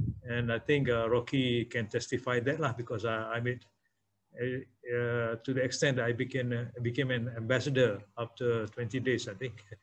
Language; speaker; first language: English; non-native, local second language; Malay